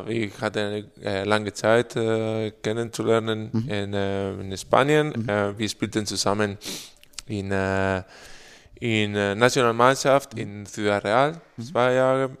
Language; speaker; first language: German; non-native, learner; Spanish